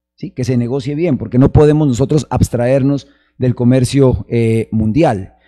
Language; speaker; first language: Spanish; native; Spanish